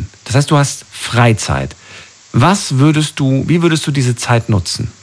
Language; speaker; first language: German; native; German